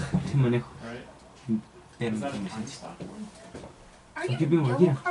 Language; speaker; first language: Spanish; early bilingual, heritage; Spanish